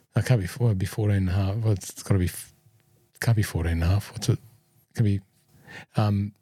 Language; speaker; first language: English; native; English